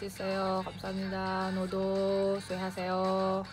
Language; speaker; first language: Korean; non-native, learner; Indonesian